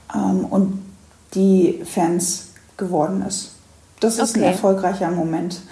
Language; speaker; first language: German; native; German